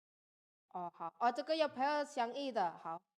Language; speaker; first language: Chinese; non-native, fluent; Indonesian